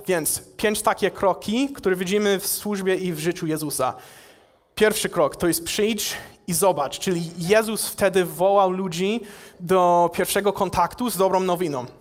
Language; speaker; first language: Polish; non-native, fluent; English